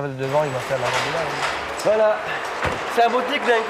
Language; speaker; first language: French; non-native, fluent; Chinese